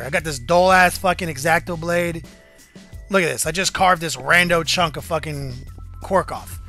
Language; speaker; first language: English; native; English